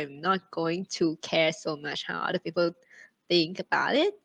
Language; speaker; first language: English; non-native, fluent; Thai